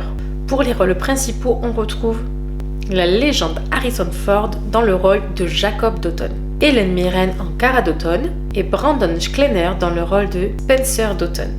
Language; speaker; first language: French; native; French